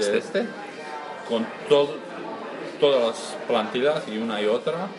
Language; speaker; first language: Spanish; non-native, learner; Croatian